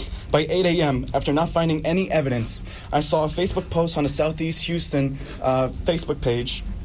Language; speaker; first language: English; early bilingual, other home language; Spanish